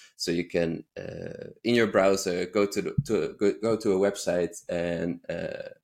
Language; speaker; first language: English; non-native, fluent; Dutch